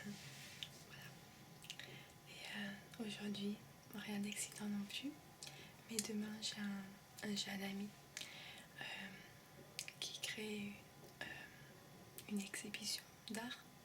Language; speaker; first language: French; early bilingual, heritage; French